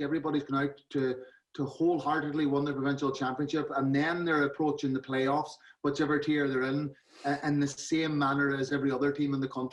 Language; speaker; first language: English; native; English